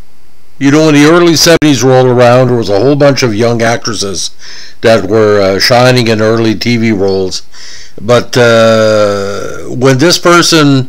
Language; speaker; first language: English; native; English